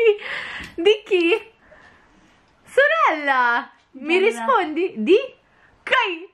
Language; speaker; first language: Italian; non-native, fluent; Filipino